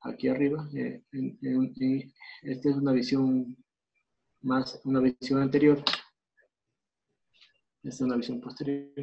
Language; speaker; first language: Spanish; native; Spanish